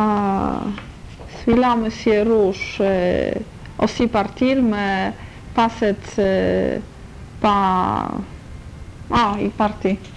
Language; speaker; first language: French; non-native, learner; Polish